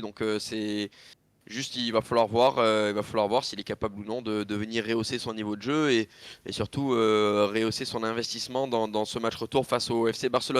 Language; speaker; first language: French; native; French